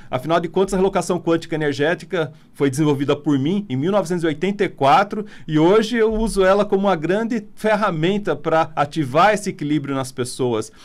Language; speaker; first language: Portuguese; non-native, fluent; Italian